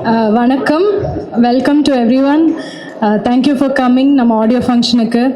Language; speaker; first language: Tamil; non-native, fluent; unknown